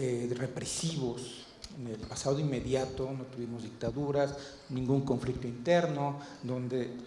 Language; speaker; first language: Spanish; native; Spanish